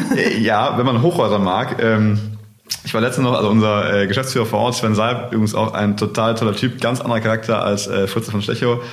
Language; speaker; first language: German; native; German